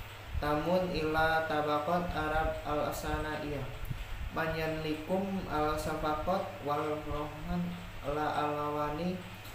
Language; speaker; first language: Arabic; non-native, learner; Indonesian